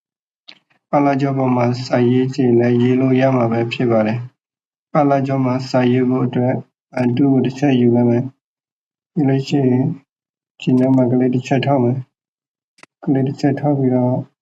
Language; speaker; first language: Burmese; native; Burmese